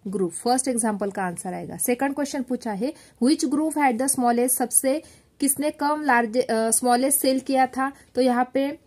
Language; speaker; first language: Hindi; non-native, local second language; Marathi